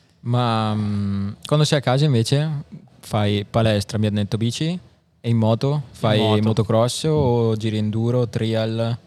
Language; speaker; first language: Italian; native; Italian